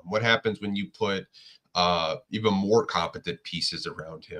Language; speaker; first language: English; native; English